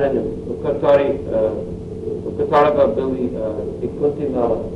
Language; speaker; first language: Russian; non-native, learner; English